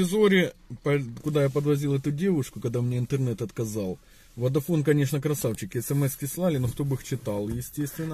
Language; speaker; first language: Russian; native; Russian